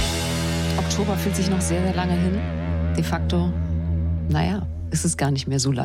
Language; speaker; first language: German; native; German